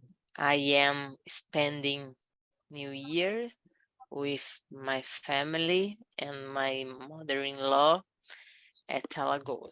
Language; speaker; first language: English; non-native, learner; Portuguese